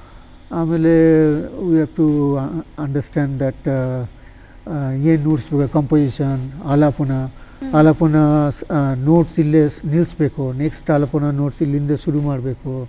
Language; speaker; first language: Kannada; non-native, learner; Bangla